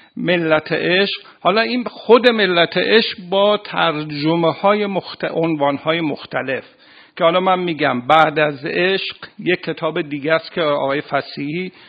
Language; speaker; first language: Persian; native; Persian